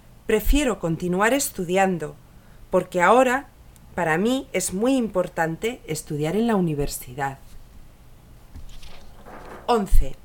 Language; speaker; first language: Spanish; non-native, learner; English